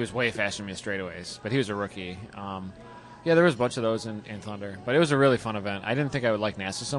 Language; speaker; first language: English; native; English